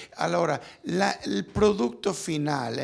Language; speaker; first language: Italian; non-native, learner; Spanish